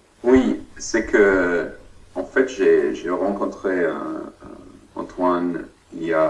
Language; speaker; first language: French; non-native, learner; German